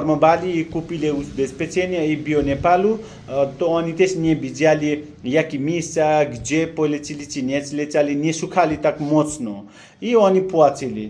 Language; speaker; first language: Polish; non-native, learner; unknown